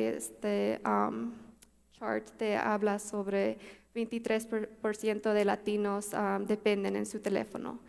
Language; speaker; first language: Spanish; early bilingual, heritage; Spanish